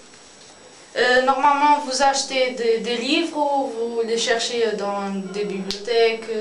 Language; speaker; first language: French; non-native, learner; Portuguese